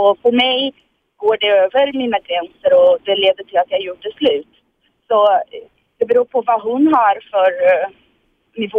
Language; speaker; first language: Swedish; non-native, fluent; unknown